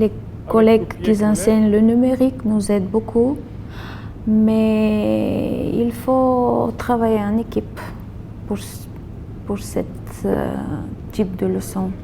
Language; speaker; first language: French; non-native, fluent; Bulgarian